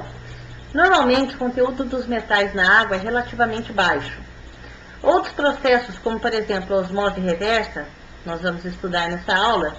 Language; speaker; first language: Portuguese; native; Portuguese